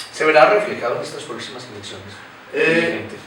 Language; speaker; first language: Spanish; native; Spanish